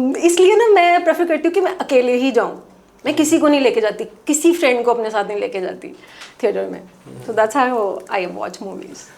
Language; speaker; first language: Hindi; non-native, local second language; Punjabi